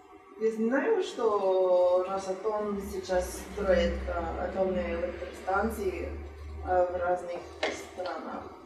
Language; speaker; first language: Russian; non-native, fluent; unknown